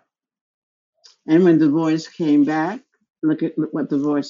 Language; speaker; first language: English; native; English